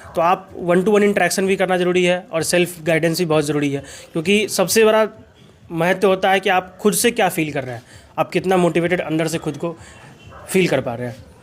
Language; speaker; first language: Hindi; native; Hindi